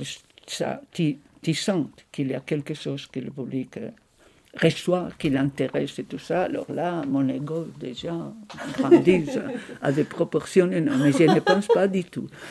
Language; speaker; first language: French; non-native, fluent; Spanish